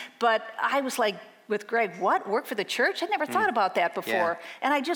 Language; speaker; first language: English; native; English